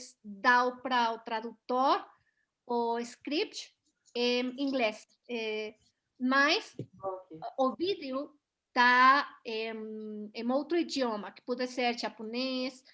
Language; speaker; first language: Portuguese; non-native, learner; Spanish